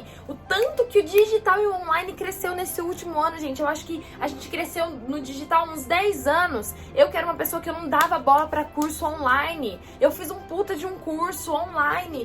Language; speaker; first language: Portuguese; native; Portuguese